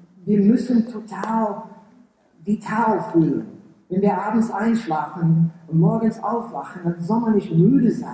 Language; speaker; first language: German; early bilingual, heritage; English